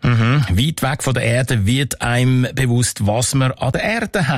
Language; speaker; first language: German; native; German